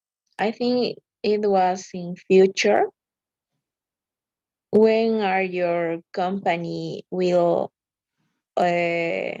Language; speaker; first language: English; non-native, learner; Spanish